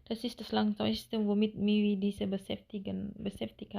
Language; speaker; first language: German; non-native, learner; Indonesian